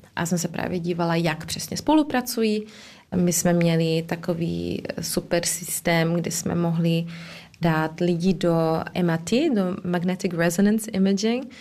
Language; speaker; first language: Czech; early bilingual, heritage; Czech